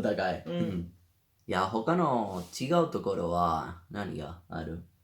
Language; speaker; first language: Japanese; non-native, learner; Spanish